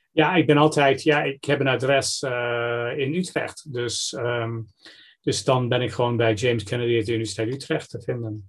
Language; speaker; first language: Dutch; non-native, fluent; English